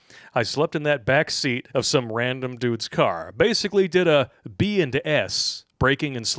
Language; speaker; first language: English; native; English